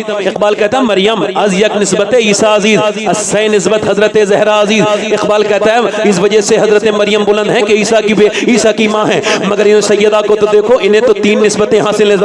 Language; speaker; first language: Urdu; native; Urdu